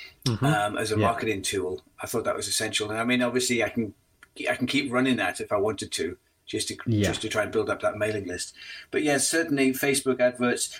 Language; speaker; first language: English; native; English